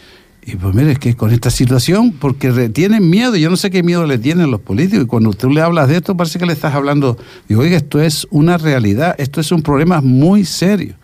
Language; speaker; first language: Spanish; native; Spanish